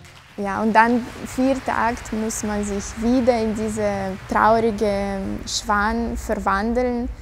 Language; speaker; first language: German; non-native, fluent; Russian